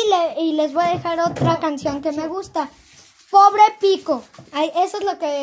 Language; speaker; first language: Spanish; native; Spanish